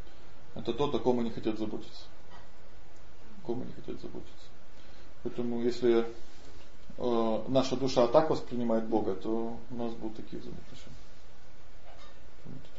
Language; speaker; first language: Russian; native; Russian